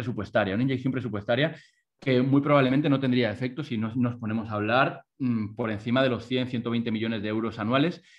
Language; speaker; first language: Spanish; native; Spanish